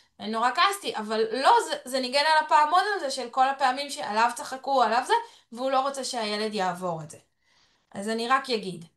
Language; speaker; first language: Hebrew; early bilingual, other home language; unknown